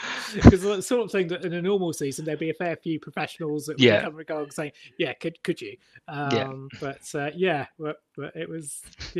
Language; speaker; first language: English; native; English